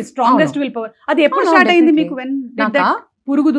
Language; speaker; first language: Telugu; native; Telugu